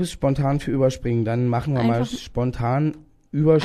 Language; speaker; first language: German; native; German